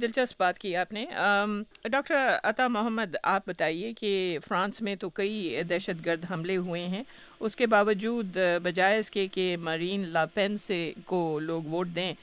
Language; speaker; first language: Urdu; native; Urdu